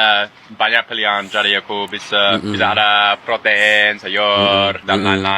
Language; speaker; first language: Indonesian; non-native, learner; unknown